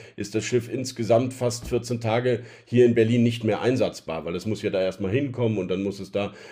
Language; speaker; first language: German; native; German